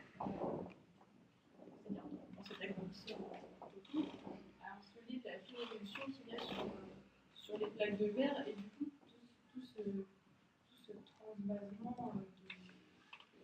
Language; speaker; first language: French; native; French